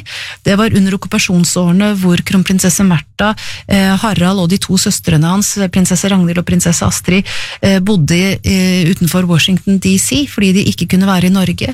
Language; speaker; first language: Norwegian; native; Norwegian